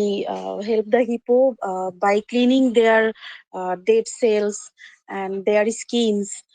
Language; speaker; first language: English; non-native, learner; Bangla